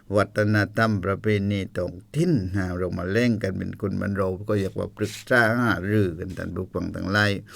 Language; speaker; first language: Thai; native; Thai